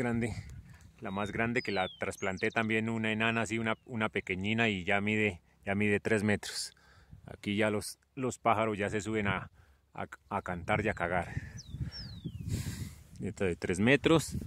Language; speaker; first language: Spanish; native; Spanish